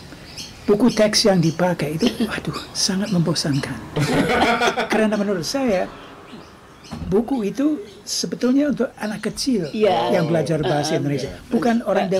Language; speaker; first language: Indonesian; non-native, fluent; English